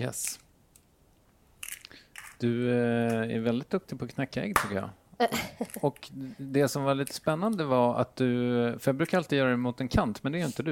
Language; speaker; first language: Swedish; native; Swedish